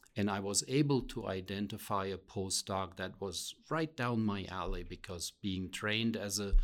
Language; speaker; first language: English; non-native, fluent; German